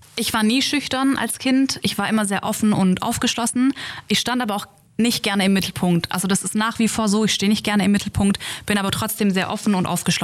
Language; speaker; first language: German; early bilingual, other home language; Turkish